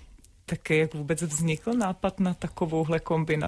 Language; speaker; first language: Czech; native; Czech